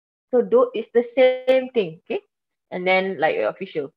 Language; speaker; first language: English; non-native, local second language; Malay